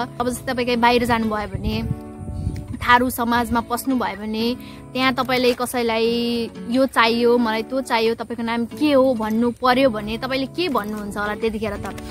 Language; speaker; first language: Nepali; non-native, local second language; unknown